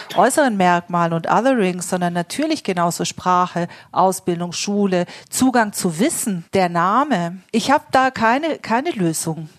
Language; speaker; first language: German; native; German